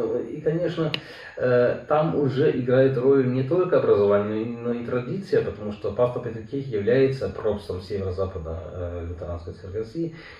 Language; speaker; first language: Russian; non-native, fluent; German